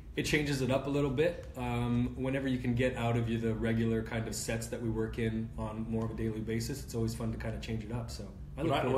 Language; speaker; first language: English; native; English